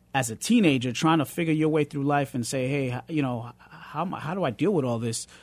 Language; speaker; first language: English; early bilingual, other home language; Spanish